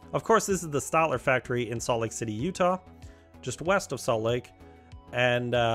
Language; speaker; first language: English; native; English